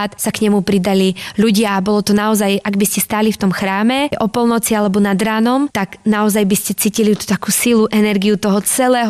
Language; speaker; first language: Slovak; native; Slovak